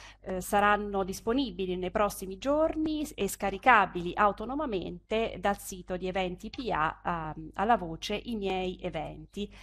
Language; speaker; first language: Italian; native; Italian